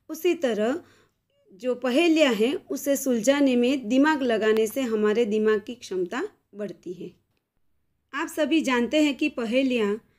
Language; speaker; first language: Hindi; non-native, local second language; Gujarati